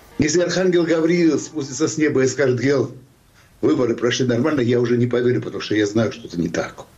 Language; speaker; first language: Russian; non-native, local second language; Georgian